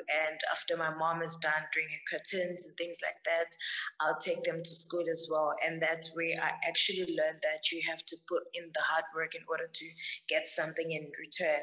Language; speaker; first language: English; non-native, local second language; Zulu